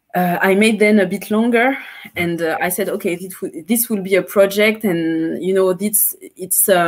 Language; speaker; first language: English; non-native, fluent; French